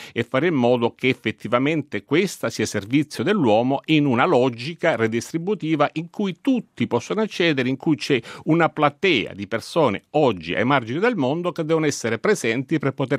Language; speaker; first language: Italian; native; Italian